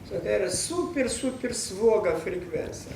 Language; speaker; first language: Swedish; non-native, fluent; Russian